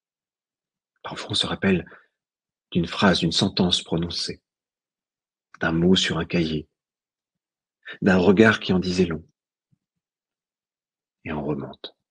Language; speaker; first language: French; native; French